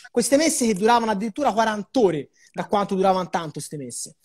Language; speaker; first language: Italian; native; Italian